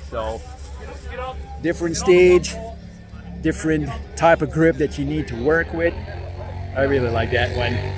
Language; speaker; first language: English; non-native, local second language; French